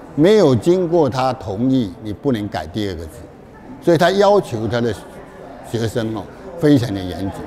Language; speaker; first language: Chinese; native; Chinese